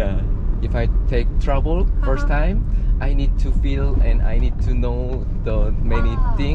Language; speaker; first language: English; non-native, learner; Korean